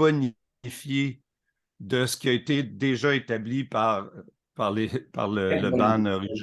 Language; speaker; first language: French; native; French